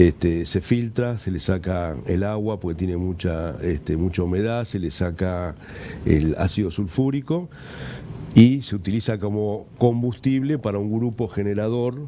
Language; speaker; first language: Spanish; native; Spanish